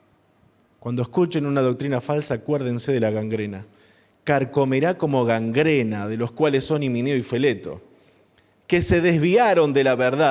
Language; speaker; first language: Spanish; native; Spanish